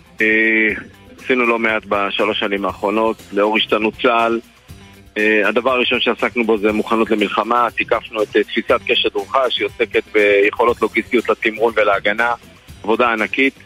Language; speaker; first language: Hebrew; native; Hebrew